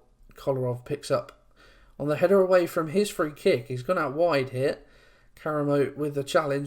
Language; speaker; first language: English; native; English